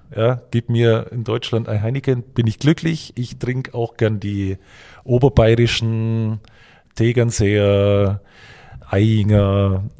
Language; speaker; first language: German; native; German